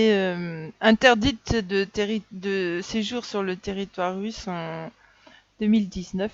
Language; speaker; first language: French; native; French